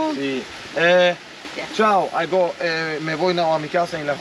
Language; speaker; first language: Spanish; non-native, learner; Swedish